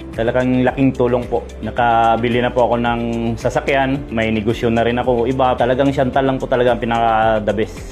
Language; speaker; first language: Filipino; non-native, local second language; Cebuano